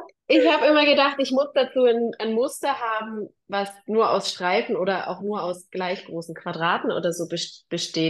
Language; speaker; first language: German; native; German